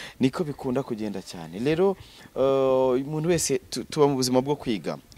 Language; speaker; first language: Kinyarwanda; native; Kinyarwanda